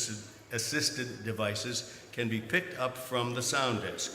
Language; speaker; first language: English; native; English